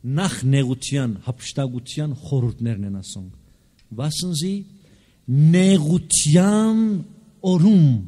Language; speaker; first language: Armenian; native; Armenian